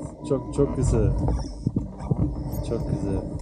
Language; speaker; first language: Turkish; non-native, learner; German